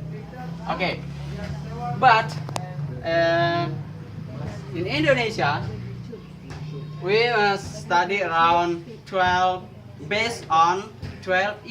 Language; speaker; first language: English; non-native, learner; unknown